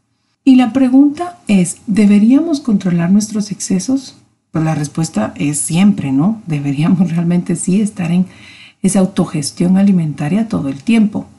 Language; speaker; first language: Spanish; native; Spanish